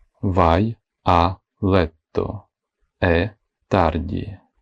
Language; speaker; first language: Italian; non-native, fluent; Ukrainian